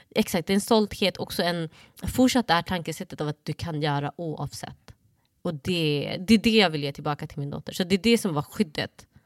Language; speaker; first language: Swedish; early bilingual, other home language; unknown